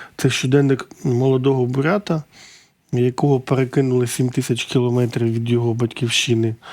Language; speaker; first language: Ukrainian; native; Ukrainian